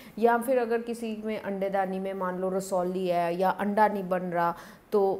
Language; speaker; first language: Hindi; non-native, local second language; Punjabi